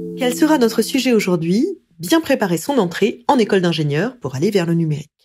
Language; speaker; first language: French; native; French